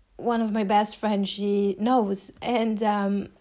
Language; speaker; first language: English; non-native, fluent; French